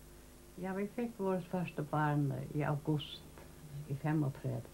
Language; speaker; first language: Danish; non-native, local second language; Faroese